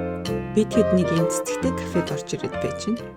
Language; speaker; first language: Mongolian; native; Mongolian